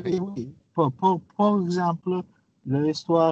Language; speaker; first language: French; non-native, learner; Arabic